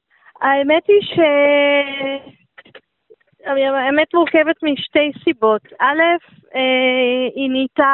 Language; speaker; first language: Hebrew; native; Hebrew